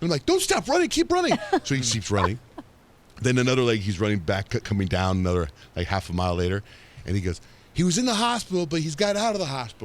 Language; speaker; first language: English; native; English